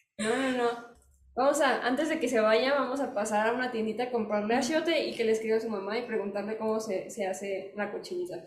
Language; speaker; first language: Spanish; native; Spanish